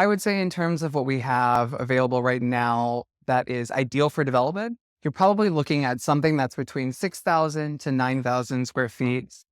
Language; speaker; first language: English; native; English